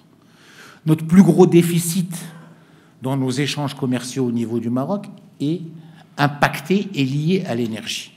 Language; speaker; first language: French; non-native, local second language; Arabic